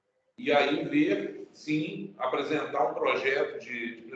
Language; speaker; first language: Portuguese; native; Portuguese